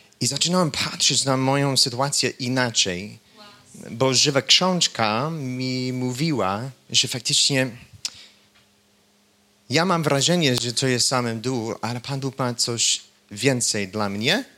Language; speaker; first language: Polish; non-native, fluent; English